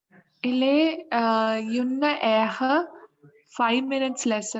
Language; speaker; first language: French; non-native, learner; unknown